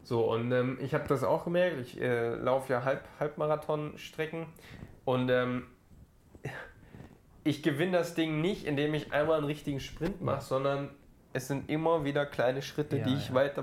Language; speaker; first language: German; native; German